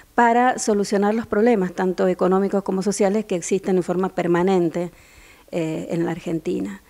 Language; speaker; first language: Spanish; native; Spanish